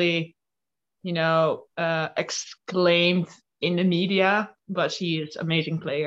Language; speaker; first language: English; non-native, fluent; Dutch